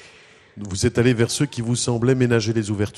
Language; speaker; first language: French; native; French